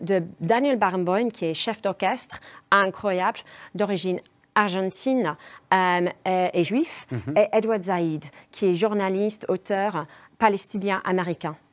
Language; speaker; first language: French; non-native, fluent; English